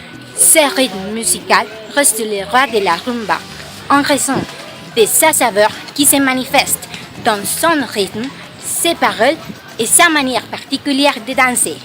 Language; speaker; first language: French; non-native, learner; Spanish